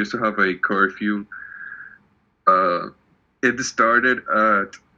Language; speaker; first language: English; non-native, fluent; Spanish